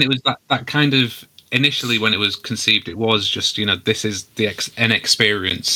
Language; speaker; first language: English; native; English